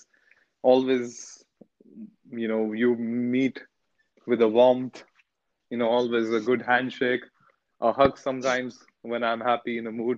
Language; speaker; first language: English; non-native, local second language; Hindi